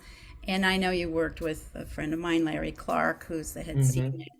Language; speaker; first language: English; native; English